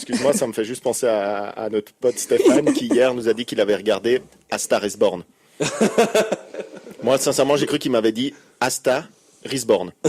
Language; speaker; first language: French; native; French